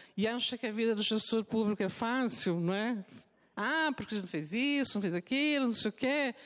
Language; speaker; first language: Portuguese; native; Portuguese